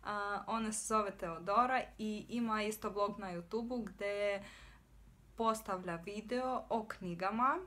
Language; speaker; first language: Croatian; non-native, fluent; Russian